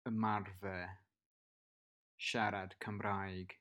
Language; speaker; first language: Welsh; non-native, learner; English